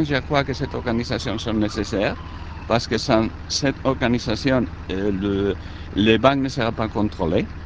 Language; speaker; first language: French; non-native, learner; Spanish